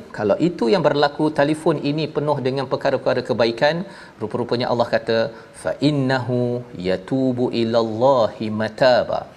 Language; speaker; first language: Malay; native; Malay